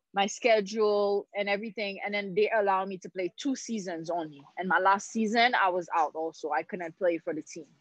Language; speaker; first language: English; non-native, fluent; Haitian Creole